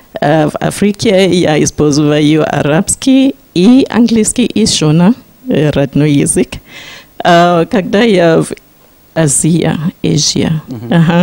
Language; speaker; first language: Russian; non-native, learner; Shona